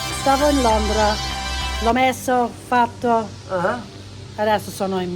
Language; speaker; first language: Italian; non-native, learner; English